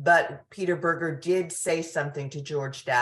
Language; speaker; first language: English; native; English